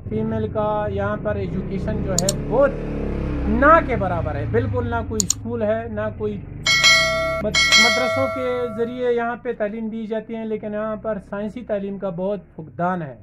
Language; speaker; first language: Urdu; non-native, local second language; Pashto